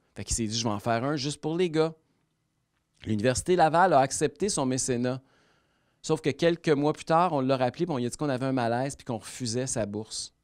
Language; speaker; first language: French; native; French